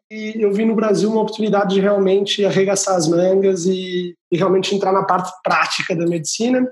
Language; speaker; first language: Portuguese; native; Portuguese